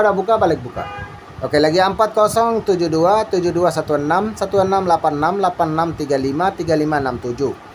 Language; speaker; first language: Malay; non-native, learner; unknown